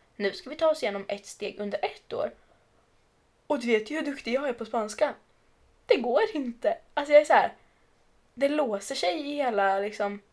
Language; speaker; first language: Swedish; native; Swedish